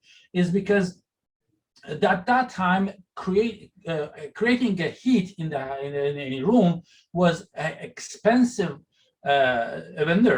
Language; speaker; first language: English; non-native, fluent; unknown